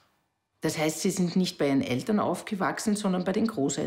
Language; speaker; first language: German; native; German